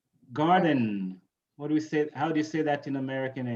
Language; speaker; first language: English; native; English